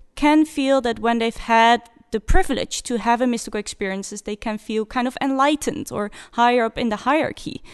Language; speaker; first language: English; non-native, fluent; Dutch